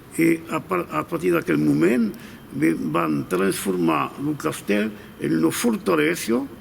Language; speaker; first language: Occitan; native; Occitan